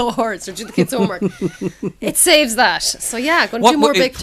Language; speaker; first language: English; native; English